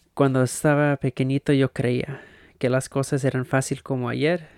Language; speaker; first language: Spanish; early bilingual, heritage; Spanish